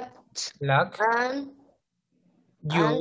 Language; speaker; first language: English; non-native, fluent; Spanish